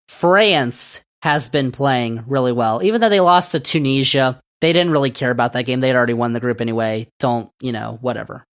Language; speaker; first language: English; native; English